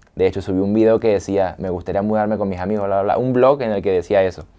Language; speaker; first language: Spanish; native; Spanish